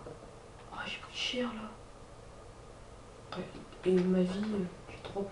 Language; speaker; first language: French; native; French